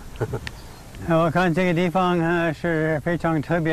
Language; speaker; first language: Chinese; non-native, learner; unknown